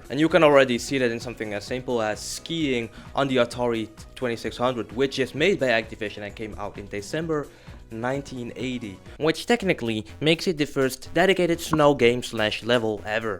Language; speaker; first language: English; non-native, fluent; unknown